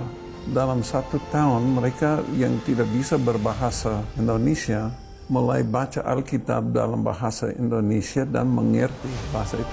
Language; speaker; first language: Indonesian; non-native, fluent; English